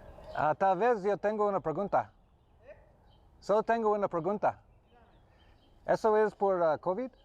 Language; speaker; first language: Spanish; non-native, learner; English